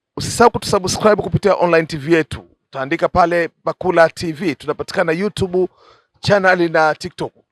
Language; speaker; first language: Swahili; native; Swahili